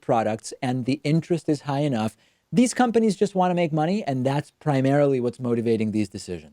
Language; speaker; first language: English; native; English